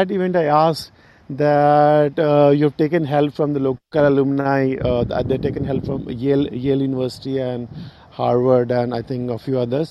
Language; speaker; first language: English; non-native, local second language; Hindi